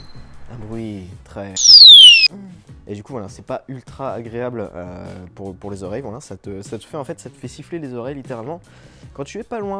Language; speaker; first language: French; native; French